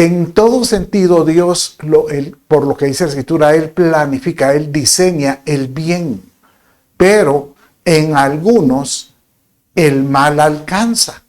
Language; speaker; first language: Spanish; native; Spanish